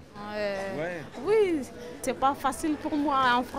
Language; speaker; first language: French; non-native, learner; Bambara